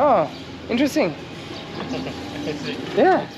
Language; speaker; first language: English; non-native, learner; French